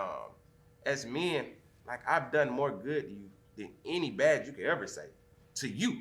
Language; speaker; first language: English; native; English